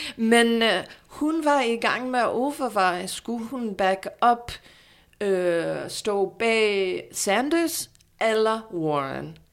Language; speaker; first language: Danish; non-native, fluent; English